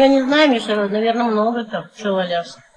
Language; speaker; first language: Russian; native; Russian